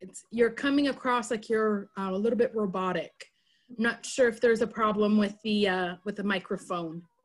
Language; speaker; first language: English; native; English